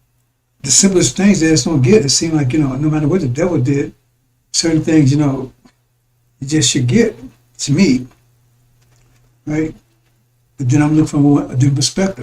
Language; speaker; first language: English; native; English